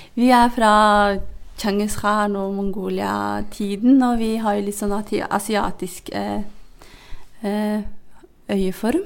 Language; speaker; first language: Norwegian; non-native, fluent; Hazaragi